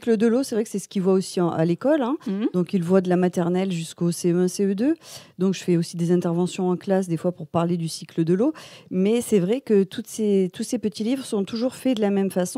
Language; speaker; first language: French; native; French